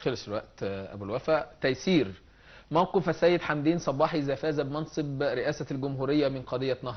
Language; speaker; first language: Arabic; native; Arabic